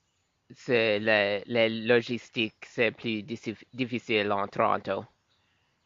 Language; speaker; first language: French; non-native, local second language; English